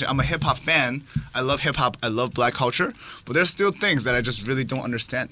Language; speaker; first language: English; non-native, fluent; Chinese